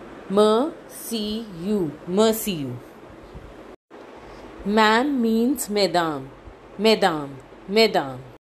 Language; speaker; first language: English; non-native, local second language; Hindi